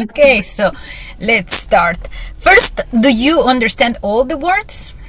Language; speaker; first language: English; non-native, fluent; Spanish